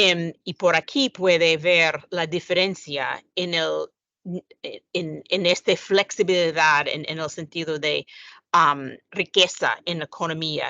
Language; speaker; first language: Spanish; non-native, fluent; English